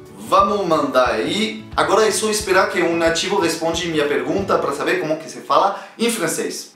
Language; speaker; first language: Portuguese; non-native, fluent; French